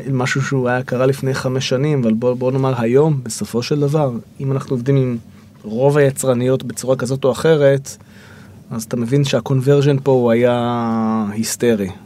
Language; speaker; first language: Hebrew; native; Hebrew